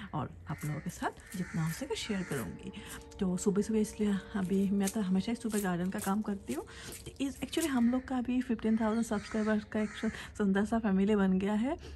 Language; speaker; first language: Hindi; non-native, local second language; Assamese